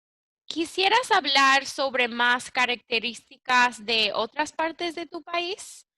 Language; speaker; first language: Spanish; early bilingual, heritage; English